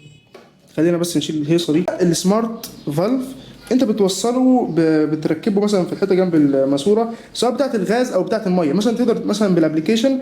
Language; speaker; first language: Arabic; native; Arabic